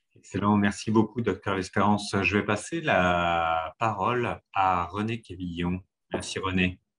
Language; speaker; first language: French; native; French